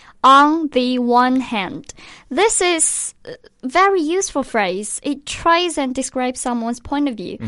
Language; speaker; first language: English; non-native, fluent; Chinese